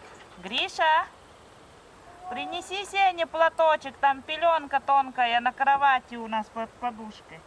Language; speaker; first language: Russian; native; Russian